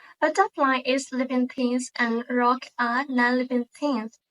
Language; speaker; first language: English; non-native, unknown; Burmese